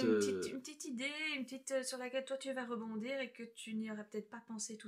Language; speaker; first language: French; native; French